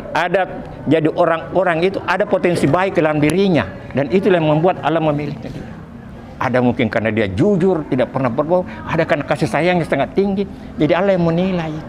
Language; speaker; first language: Indonesian; native; Indonesian